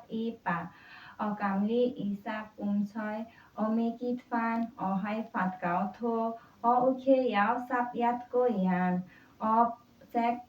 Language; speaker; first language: Cantonese; non-native, learner; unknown